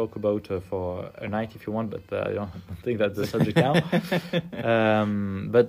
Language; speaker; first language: English; non-native, fluent; French